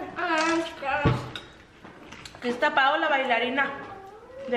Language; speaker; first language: Spanish; native; Spanish